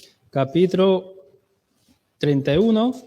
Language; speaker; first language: Spanish; non-native, learner; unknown